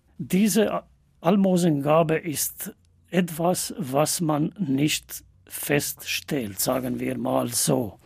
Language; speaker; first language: German; non-native, fluent; Albanian